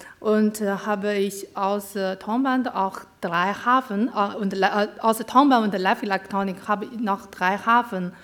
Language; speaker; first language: German; non-native, learner; Chinese